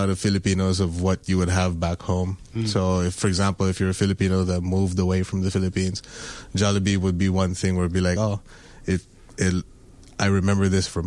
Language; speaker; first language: English; non-native, local second language; Filipino